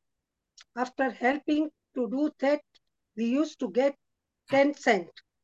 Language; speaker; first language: English; non-native, local second language; Gujarati